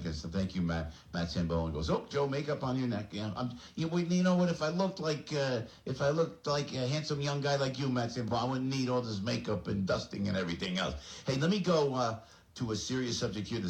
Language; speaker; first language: English; native; English